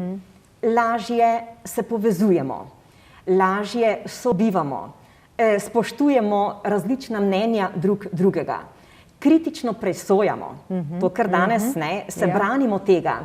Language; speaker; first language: Slovenian; native; Slovenian